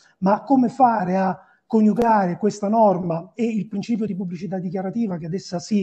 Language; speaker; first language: Italian; native; Italian